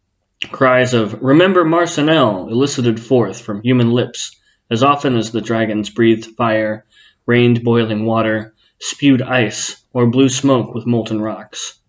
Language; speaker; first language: English; native; English